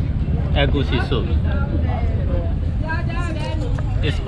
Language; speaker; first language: English; non-native, learner; Burmese